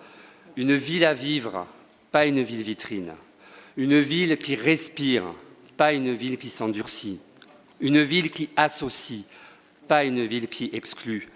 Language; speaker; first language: French; native; French